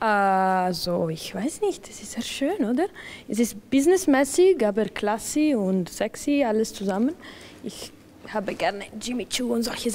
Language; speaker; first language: German; non-native, local second language; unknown